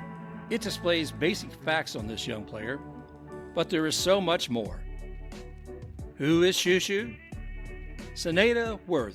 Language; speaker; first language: English; native; English